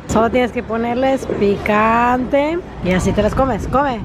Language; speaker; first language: Spanish; native; Spanish